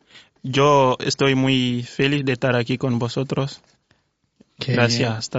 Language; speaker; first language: Spanish; non-native, fluent; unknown